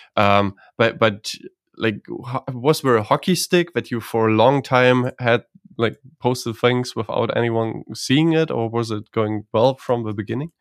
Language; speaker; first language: English; non-native, fluent; Croatian